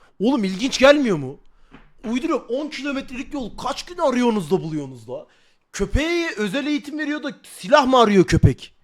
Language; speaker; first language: Turkish; native; Turkish